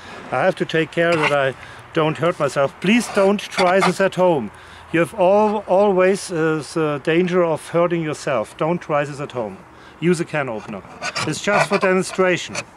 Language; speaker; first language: English; non-native, fluent; German